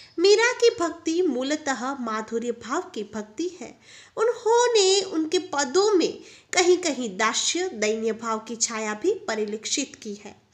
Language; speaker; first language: Hindi; non-native, local second language; Gujarati